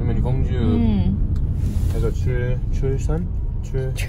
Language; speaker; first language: Korean; non-native, learner; English